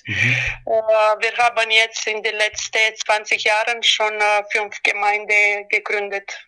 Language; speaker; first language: German; non-native, learner; Romanian